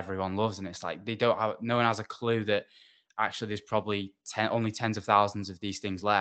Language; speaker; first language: English; native; English